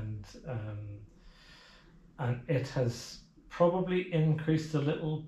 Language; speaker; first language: English; native; English